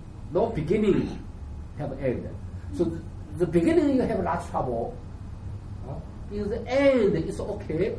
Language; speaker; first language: English; non-native, learner; Chinese